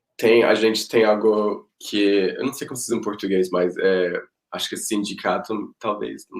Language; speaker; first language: Portuguese; non-native, fluent; Spanish